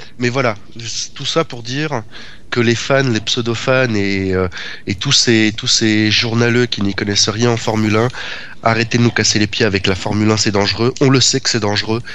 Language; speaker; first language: French; native; French